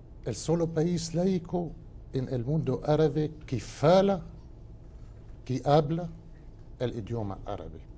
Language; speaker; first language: Spanish; non-native, fluent; Arabic